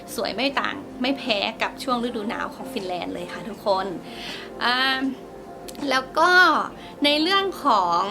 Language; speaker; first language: Thai; native; Thai